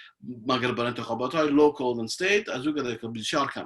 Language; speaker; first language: Persian; early bilingual, heritage; Persian